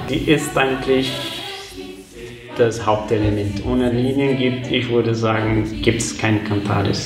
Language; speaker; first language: German; non-native, fluent; Portuguese